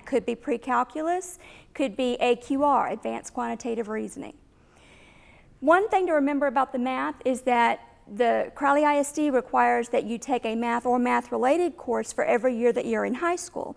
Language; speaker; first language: English; native; English